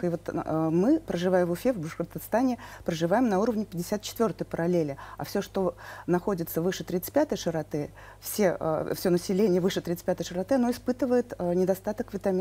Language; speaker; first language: Russian; native; Russian